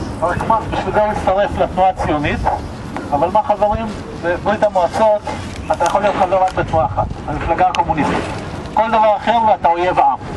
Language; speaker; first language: Hebrew; early bilingual, other home language; Russian